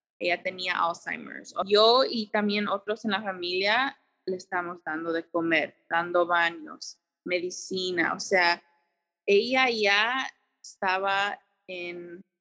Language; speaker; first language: Spanish; early bilingual, heritage; Spanish